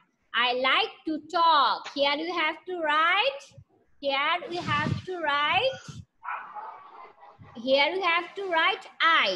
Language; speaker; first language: English; non-native, learner; Bangla